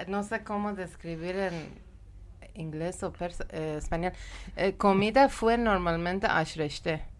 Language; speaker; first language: Spanish; non-native, fluent; Persian